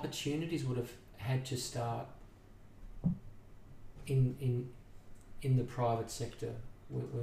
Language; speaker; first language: English; native; English